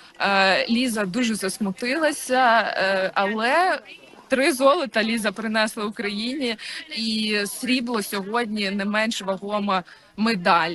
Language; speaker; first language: Ukrainian; native; Ukrainian